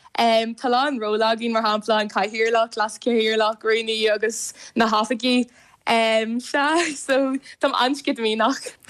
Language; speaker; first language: Irish; non-native, local second language; English